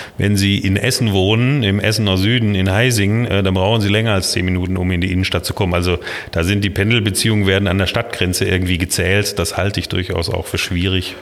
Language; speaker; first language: German; native; German